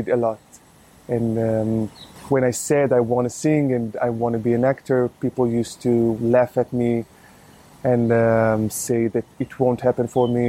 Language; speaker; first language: English; non-native, fluent; Hebrew